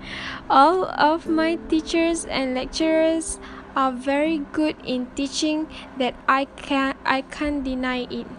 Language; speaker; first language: English; non-native, learner; Malay